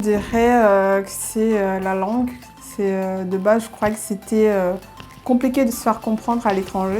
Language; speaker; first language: French; native; French